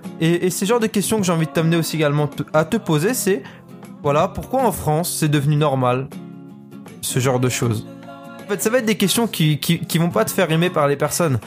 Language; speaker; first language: French; native; French